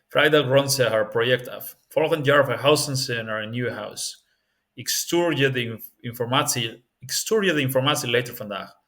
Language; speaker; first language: Dutch; non-native, learner; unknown